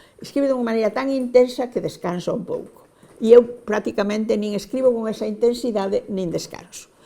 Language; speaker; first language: Galician; native; Galician